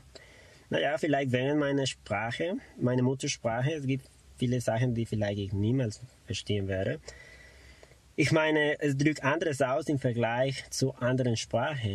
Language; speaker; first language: German; non-native, fluent; Spanish